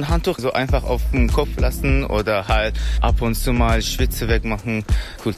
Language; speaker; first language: German; non-native, learner; Persian